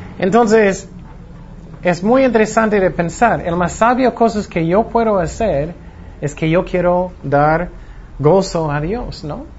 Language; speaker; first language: Spanish; non-native, fluent; English